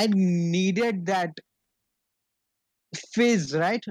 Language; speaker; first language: English; non-native, local second language; Bangla